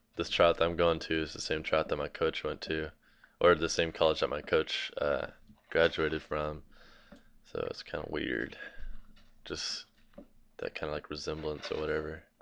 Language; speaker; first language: English; native; English